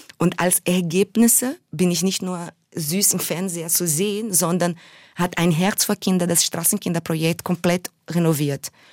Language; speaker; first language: German; non-native, fluent; Portuguese